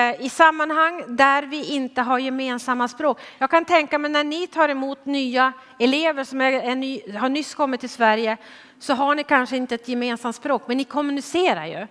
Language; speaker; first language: Swedish; native; Swedish